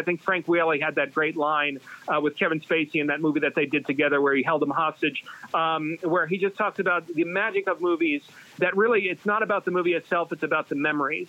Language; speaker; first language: English; native; English